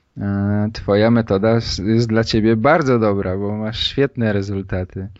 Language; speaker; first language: Polish; native; Polish